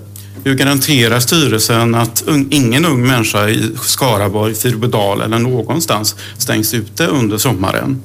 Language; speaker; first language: Swedish; native; Swedish